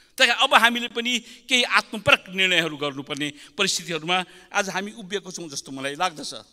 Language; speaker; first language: Nepali; native; Nepali